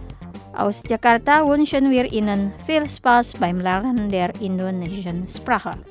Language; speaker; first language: German; non-native, learner; Indonesian